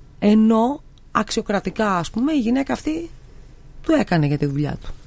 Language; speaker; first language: Greek; native; Greek